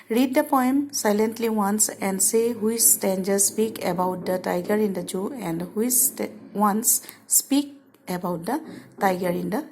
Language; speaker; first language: English; non-native, local second language; Assamese